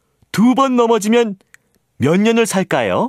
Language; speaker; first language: Korean; non-native, fluent; Vietnamese